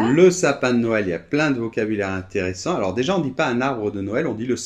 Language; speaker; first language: French; native; French